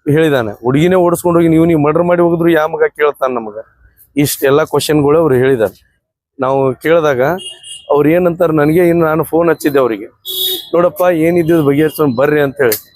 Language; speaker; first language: Kannada; non-native, local second language; Lambadi